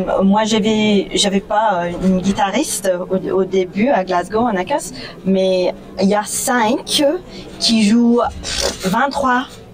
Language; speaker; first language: French; non-native, fluent; English